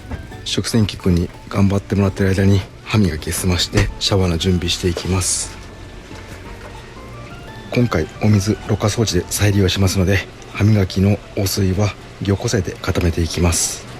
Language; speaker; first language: Japanese; native; Japanese